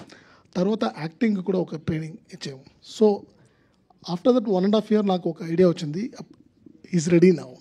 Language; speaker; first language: Telugu; non-native, learner; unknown